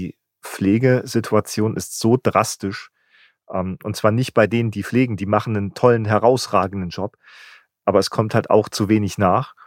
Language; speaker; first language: German; native; German